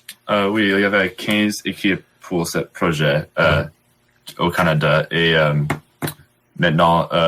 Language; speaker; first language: French; non-native, learner; English